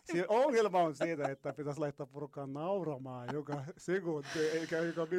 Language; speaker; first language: Finnish; non-native, learner; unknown